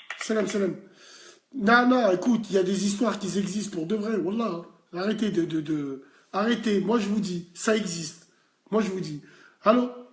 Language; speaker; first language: French; native; French